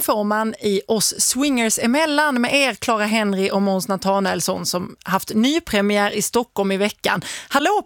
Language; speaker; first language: Swedish; native; Swedish